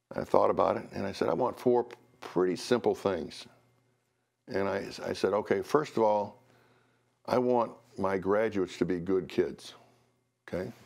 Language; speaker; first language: English; native; English